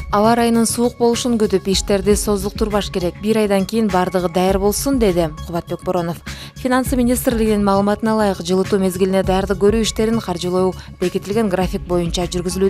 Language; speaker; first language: Kyrgyz; native; Kyrgyz